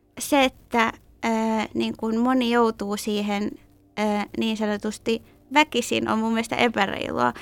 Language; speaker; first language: Finnish; early bilingual, other home language; Persian